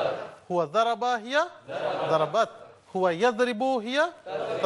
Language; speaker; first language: Arabic; non-native, learner; Urdu